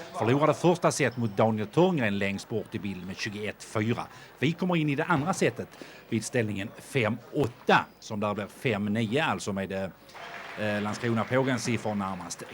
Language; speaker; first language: Swedish; native; Swedish